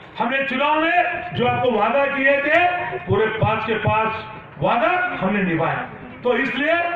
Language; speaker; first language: Hindi; non-native, local second language; Kannada